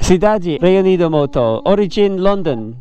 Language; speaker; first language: Portuguese; non-native, learner; English